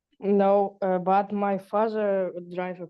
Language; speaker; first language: English; non-native, learner; Russian